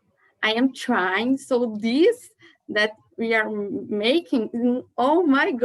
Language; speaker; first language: English; non-native, learner; Portuguese